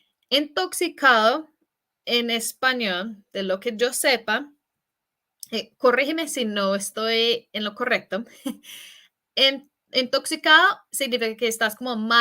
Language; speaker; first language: Spanish; non-native, fluent; English